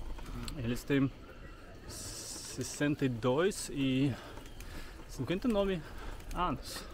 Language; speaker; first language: Portuguese; non-native, learner; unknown